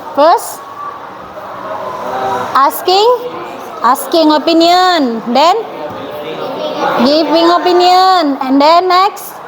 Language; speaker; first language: English; non-native, learner; Indonesian